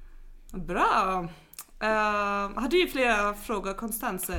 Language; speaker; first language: Swedish; non-native, fluent; German